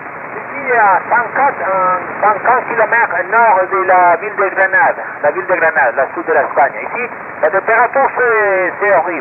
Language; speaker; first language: French; non-native, learner; Spanish